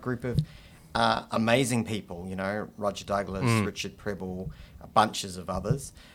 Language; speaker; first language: English; native; English